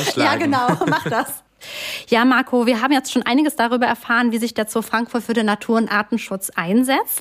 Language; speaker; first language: German; native; German